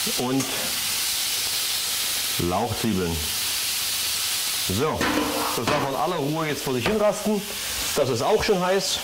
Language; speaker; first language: German; native; German